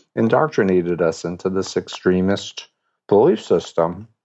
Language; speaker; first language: English; native; English